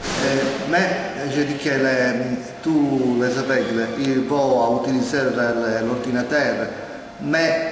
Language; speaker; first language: French; non-native, learner; Italian